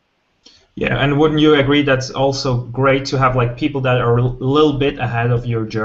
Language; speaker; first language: English; non-native, fluent; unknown